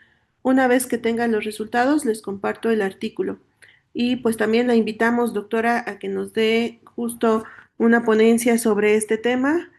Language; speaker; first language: Spanish; native; Spanish